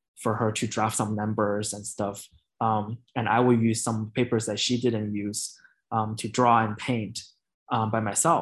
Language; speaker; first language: English; non-native, fluent; Chinese